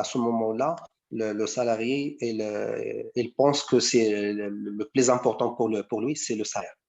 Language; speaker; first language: French; non-native, learner; Arabic